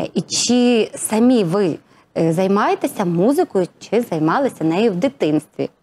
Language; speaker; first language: Ukrainian; native; Ukrainian